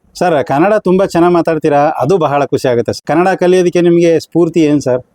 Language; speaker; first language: Kannada; native; Kannada